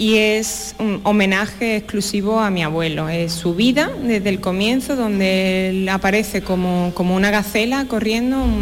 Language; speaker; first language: Spanish; native; Spanish